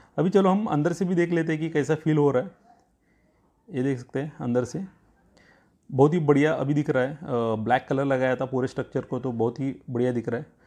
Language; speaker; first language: Hindi; non-native, local second language; Marathi